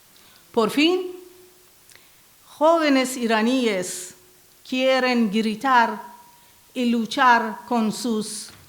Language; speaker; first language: Spanish; non-native, learner; Persian